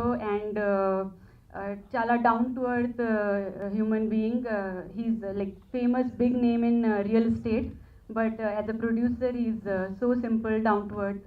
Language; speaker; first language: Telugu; non-native, learner; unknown